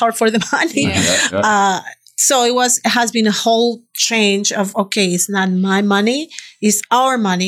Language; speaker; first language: English; non-native, fluent; Spanish